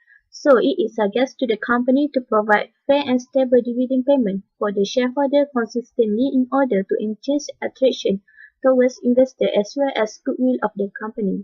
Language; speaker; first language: English; non-native, learner; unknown